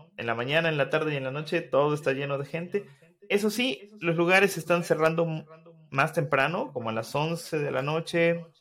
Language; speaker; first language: Spanish; native; Spanish